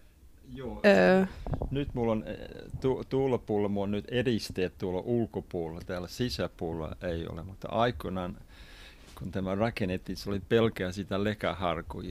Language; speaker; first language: Finnish; non-native, fluent; English